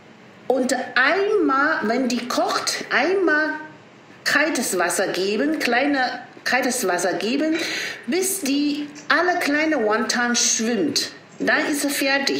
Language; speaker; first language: German; non-native, learner; Chinese